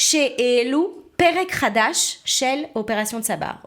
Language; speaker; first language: Hebrew; non-native, fluent; French